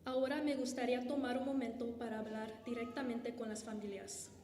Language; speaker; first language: Spanish; early bilingual, heritage; Spanish